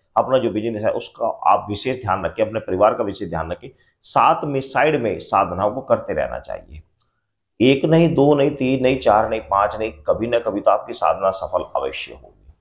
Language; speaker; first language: Hindi; native; Hindi